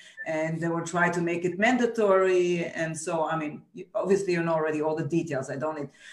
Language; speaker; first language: English; non-native, fluent; Hebrew